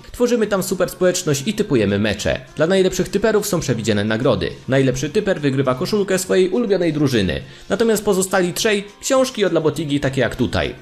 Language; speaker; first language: Polish; native; Polish